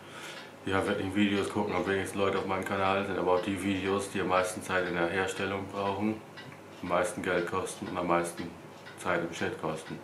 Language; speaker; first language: German; native; German